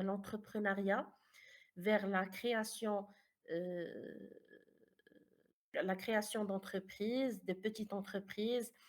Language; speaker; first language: French; non-native, fluent; Arabic